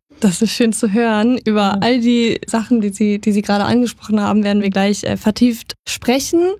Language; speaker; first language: German; native; German